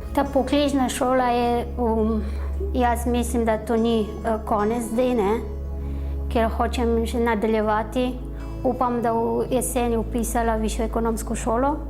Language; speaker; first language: Slovenian; non-native, learner; Nepali